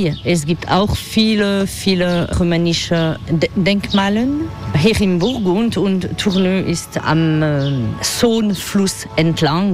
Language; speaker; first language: German; non-native, fluent; French